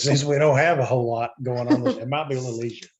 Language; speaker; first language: English; native; English